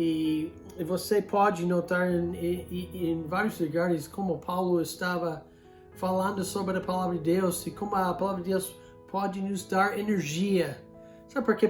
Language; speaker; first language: Portuguese; non-native, fluent; English